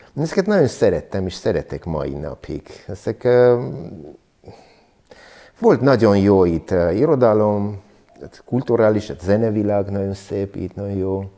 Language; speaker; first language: Hungarian; non-native, learner; Armenian